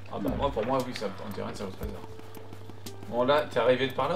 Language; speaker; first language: French; native; French